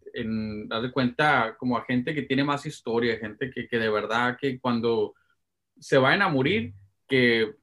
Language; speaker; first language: Spanish; early bilingual, heritage; Spanish